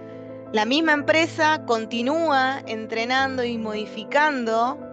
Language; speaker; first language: Spanish; native; Spanish